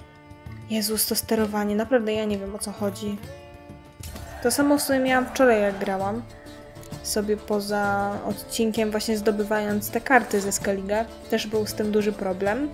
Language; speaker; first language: Polish; native; Polish